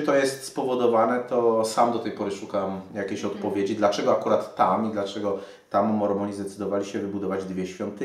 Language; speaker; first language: Polish; native; Polish